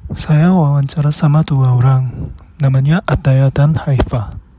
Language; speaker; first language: Indonesian; non-native, learner; Korean